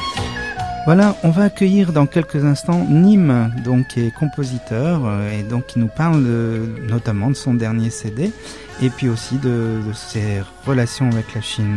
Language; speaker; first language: French; native; French